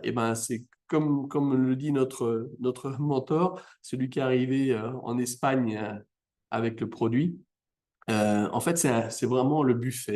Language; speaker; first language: French; native; French